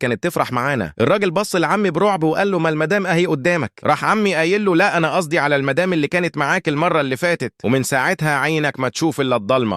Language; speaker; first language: Arabic; native; Arabic